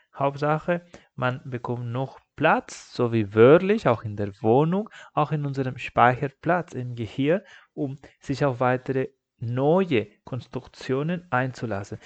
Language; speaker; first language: German; non-native, fluent; Spanish